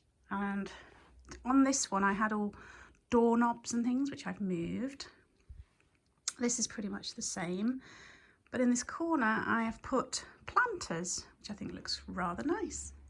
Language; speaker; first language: English; native; English